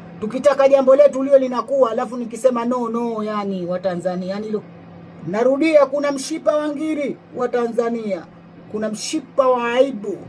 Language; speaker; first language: Swahili; native; Swahili